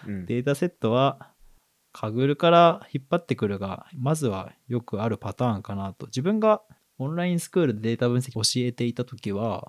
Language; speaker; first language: Japanese; native; Japanese